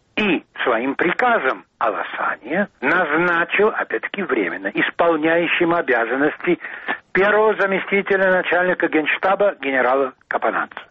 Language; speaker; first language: Russian; non-native, local second language; Georgian